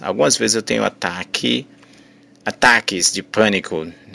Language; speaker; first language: Portuguese; native; Portuguese